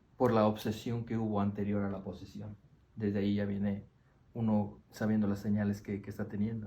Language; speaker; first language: Spanish; native; Spanish